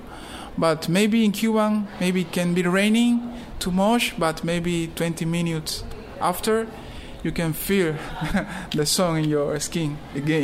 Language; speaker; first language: English; non-native, learner; Spanish